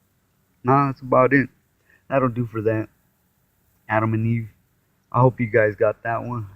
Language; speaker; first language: English; native; English